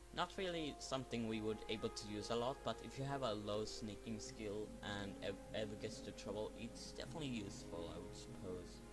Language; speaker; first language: English; non-native, fluent; Swedish